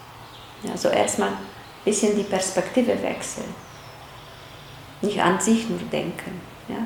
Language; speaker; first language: German; non-native, fluent; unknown